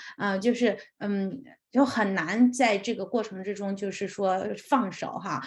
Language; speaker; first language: Chinese; native; Chinese